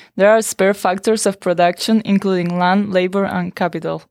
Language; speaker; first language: English; non-native, fluent; Spanish